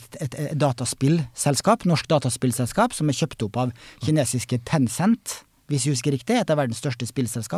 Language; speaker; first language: Norwegian; native; Norwegian